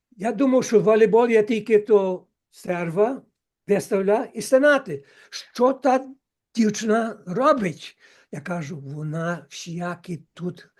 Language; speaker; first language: Ukrainian; early bilingual, heritage; Ukrainian